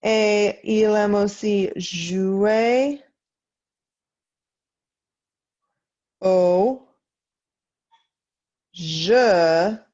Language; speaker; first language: French; non-native, fluent; English